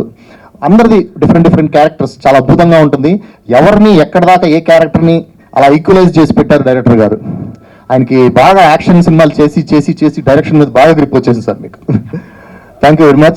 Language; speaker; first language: Telugu; native; Telugu